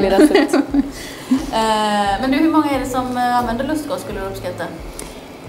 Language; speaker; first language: Swedish; native; Swedish